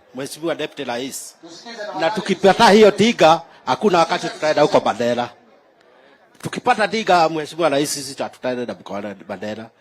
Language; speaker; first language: Swahili; non-native, local second language; Kikuyu